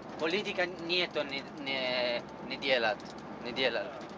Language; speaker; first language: Russian; non-native, learner; Italian